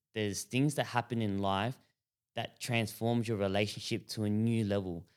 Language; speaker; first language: English; native; English